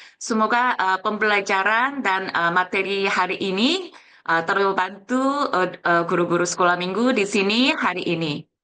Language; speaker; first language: Indonesian; non-native, fluent; Korean